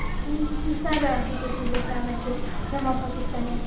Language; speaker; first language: Persian; early bilingual, other home language; Baluchi